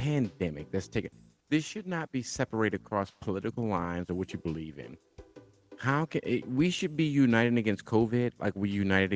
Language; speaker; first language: English; native; English